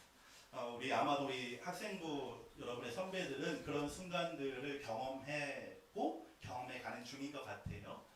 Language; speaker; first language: Korean; native; Korean